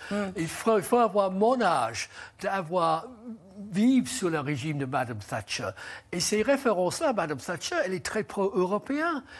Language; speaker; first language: French; non-native, fluent; English